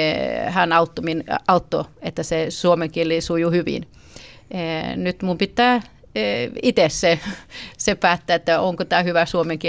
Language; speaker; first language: Finnish; early bilingual, heritage; Swedish